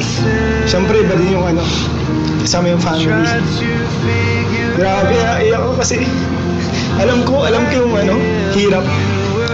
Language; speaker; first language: Filipino; non-native, learner; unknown